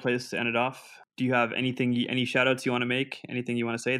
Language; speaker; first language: English; non-native, local second language; Urdu